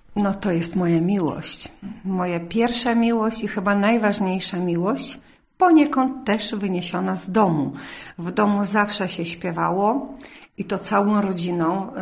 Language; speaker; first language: Polish; early bilingual, heritage; Polish